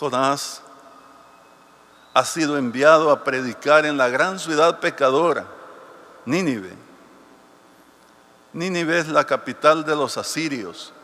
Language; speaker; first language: Spanish; native; Spanish